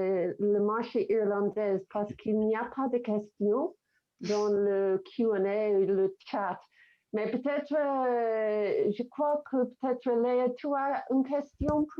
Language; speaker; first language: French; non-native, fluent; English